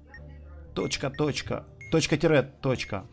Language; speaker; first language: Russian; native; Russian